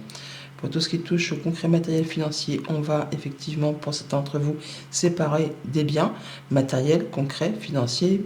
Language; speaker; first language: French; native; French